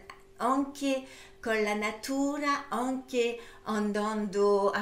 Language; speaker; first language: Italian; early bilingual, heritage; French